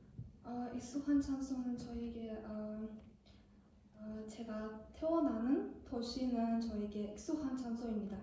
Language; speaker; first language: Korean; non-native, learner; Kazakh